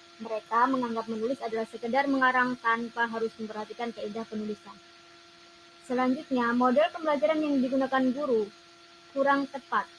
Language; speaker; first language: Indonesian; native; Indonesian